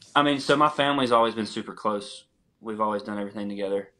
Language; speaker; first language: English; native; English